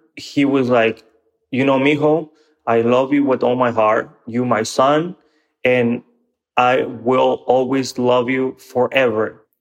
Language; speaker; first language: English; non-native, fluent; Spanish